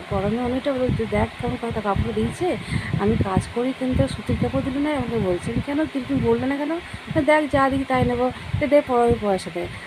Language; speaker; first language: Bangla; non-native, local second language; Hindi